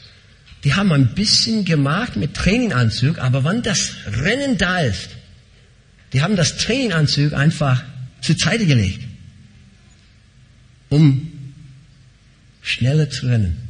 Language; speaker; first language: German; non-native, fluent; English